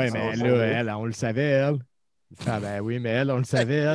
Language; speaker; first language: French; native; French